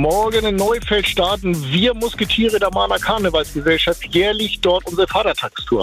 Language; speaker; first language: German; native; German